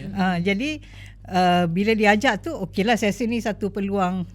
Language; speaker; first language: Malay; native; Malay